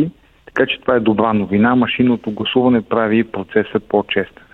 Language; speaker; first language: Bulgarian; native; Bulgarian